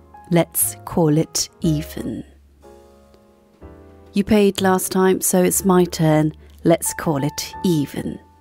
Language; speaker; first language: English; non-native, fluent; Korean